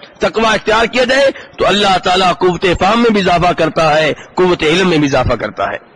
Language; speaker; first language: Urdu; native; Urdu